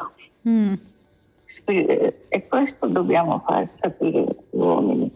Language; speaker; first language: Italian; non-native, learner; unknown